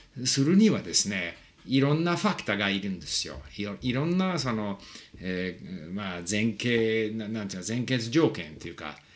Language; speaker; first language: Japanese; non-native, fluent; English